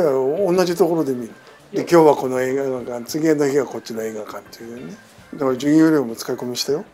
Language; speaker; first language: Japanese; native; Japanese